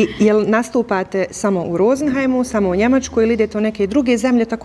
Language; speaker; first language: Bosnian; native; Bosnian